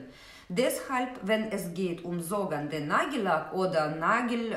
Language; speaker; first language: German; non-native, fluent; Russian